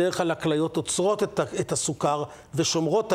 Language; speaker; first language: Hebrew; native; Hebrew